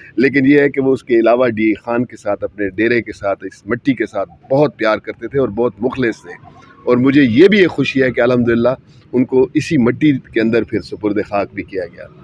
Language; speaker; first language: Urdu; non-native, local second language; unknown